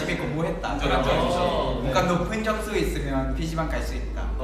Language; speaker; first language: Korean; non-native, learner; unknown